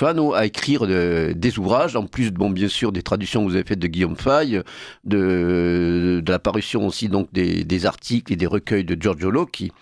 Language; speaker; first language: French; native; French